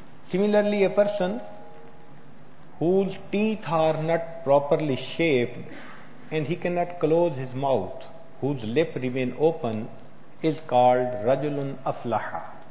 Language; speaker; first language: English; non-native, local second language; Urdu